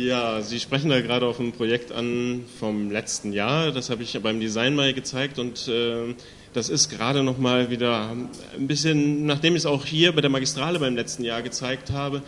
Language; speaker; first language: German; native; German